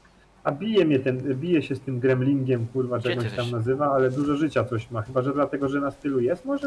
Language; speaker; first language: Polish; native; Polish